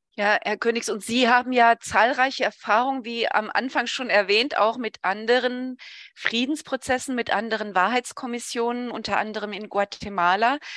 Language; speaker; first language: German; native; German